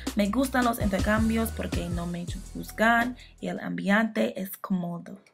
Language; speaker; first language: Spanish; non-native, learner; English